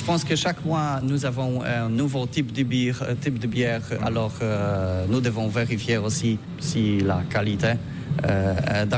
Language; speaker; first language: French; non-native, learner; Polish